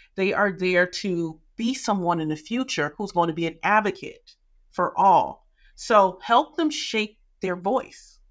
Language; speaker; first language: English; native; English